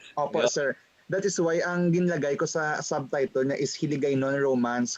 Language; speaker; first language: Filipino; non-native, local second language; Hiligaynon